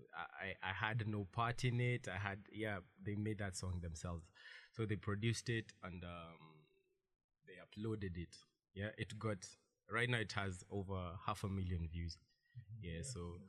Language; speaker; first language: English; non-native, local second language; Swahili